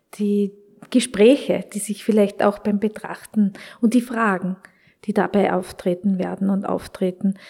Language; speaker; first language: German; native; German